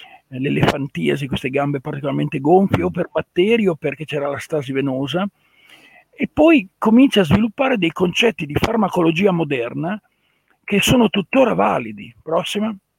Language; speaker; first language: Italian; native; Italian